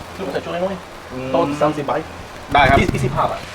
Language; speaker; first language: Thai; non-native, learner; Hebrew